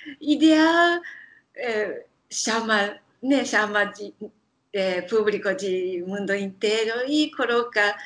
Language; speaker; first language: Portuguese; non-native, learner; Japanese